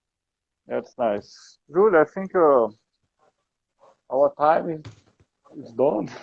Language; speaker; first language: English; non-native, learner; Portuguese